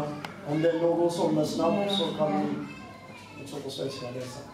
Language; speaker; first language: Swedish; non-native, fluent; Amharic